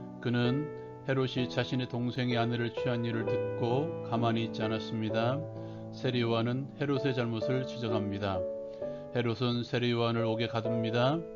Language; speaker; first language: Korean; native; Korean